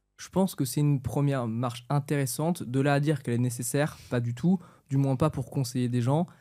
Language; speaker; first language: French; native; French